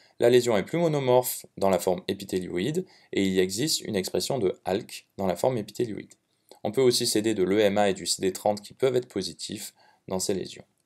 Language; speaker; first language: French; native; French